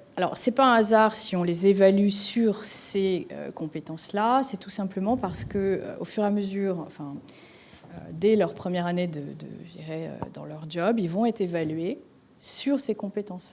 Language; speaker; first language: French; native; French